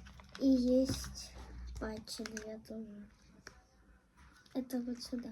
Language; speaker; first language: Russian; non-native, local second language; Armenian